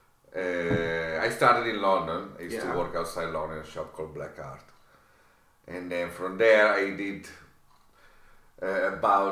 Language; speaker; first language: English; non-native, fluent; Italian